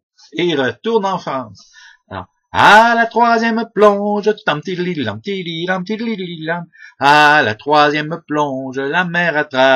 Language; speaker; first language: French; native; French